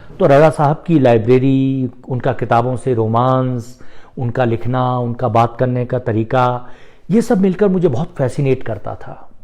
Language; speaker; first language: Hindi; non-native, local second language; Marathi